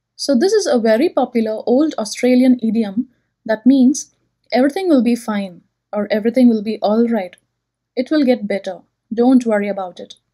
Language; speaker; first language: English; non-native, local second language; Telugu